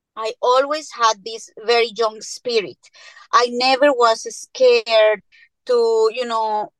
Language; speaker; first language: English; non-native, fluent; Spanish